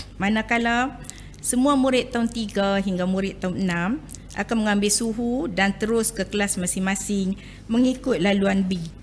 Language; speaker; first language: Malay; native; Malay